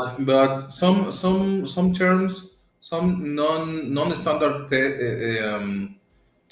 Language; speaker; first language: English; non-native, learner; Spanish